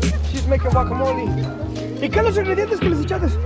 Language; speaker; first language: Spanish; early bilingual, heritage; Spanish